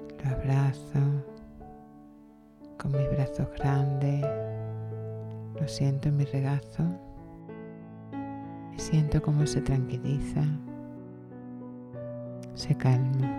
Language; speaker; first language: Spanish; native; Spanish